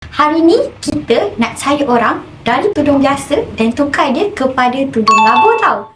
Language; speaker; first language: Malay; native; Malay